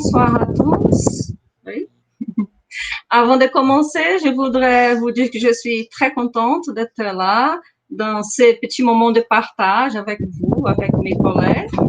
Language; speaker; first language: French; non-native, fluent; Portuguese